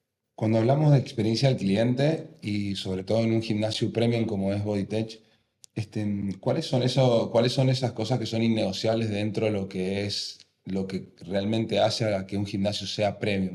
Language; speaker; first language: Spanish; native; Spanish